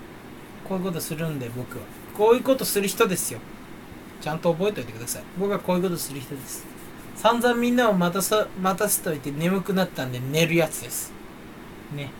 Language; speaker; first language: Japanese; native; Japanese